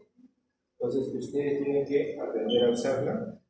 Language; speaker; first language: Spanish; native; Spanish